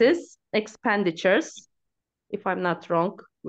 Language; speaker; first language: English; non-native, learner; Turkish